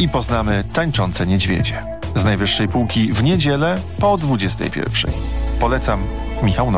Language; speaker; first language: Polish; native; Polish